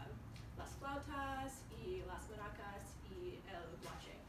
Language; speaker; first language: Spanish; non-native, learner; English